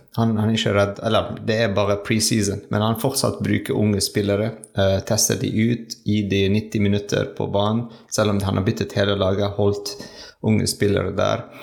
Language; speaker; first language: Norwegian; non-native, learner; French